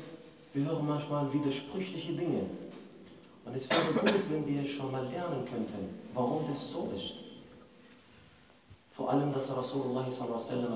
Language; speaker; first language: German; non-native, fluent; Arabic